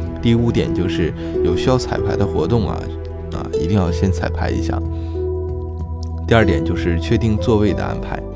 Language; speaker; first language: Chinese; native; Chinese